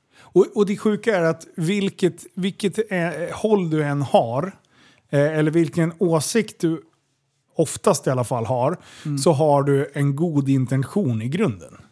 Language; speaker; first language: Swedish; native; Swedish